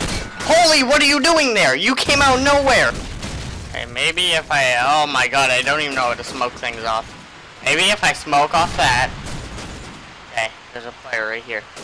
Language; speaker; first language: English; native; English